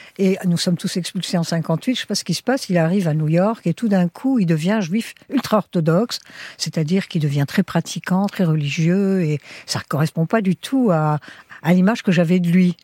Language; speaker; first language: French; early bilingual, heritage; French